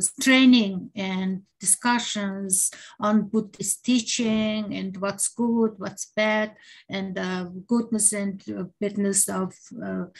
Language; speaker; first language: English; non-native, learner; Mongolian